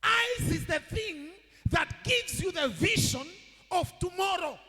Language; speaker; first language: English; non-native, local second language; Swahili